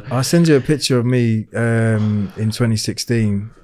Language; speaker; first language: English; native; English